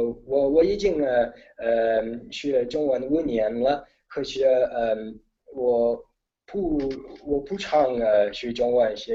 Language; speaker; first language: Chinese; non-native, learner; Italian